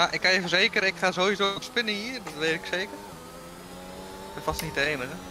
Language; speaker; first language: Dutch; native; Dutch